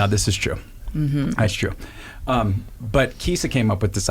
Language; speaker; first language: English; native; English